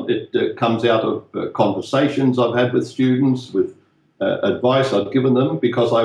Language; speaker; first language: English; native; English